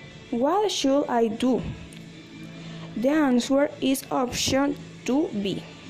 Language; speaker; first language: English; non-native, learner; Spanish